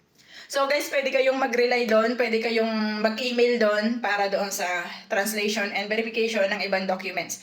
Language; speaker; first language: Filipino; native; Filipino